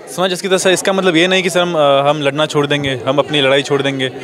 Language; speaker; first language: Hindi; native; Hindi